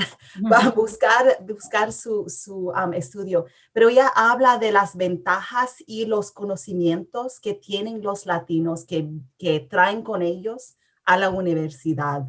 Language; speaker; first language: Spanish; early bilingual, heritage; English